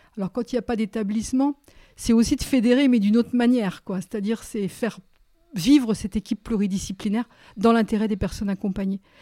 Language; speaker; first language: French; native; French